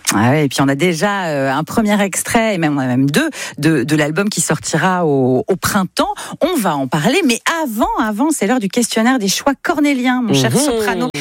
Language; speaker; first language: French; native; French